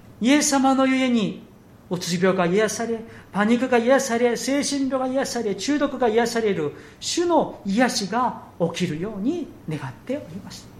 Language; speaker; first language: Japanese; non-native, fluent; Korean